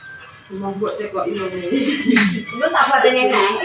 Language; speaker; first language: Indonesian; non-native, local second language; Javanese